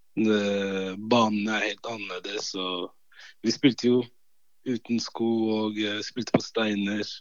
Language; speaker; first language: Norwegian; early bilingual, other home language; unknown